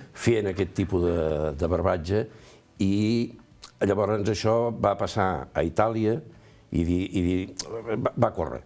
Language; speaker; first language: Catalan; native; Catalan